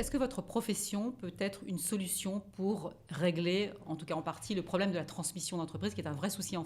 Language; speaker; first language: French; native; French